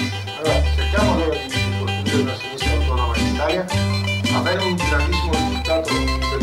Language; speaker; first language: Italian; non-native, fluent; Greek